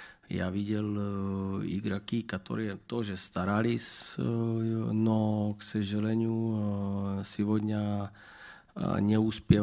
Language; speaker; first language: Russian; non-native, learner; Czech